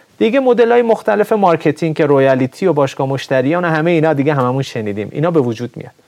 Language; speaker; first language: Persian; native; Persian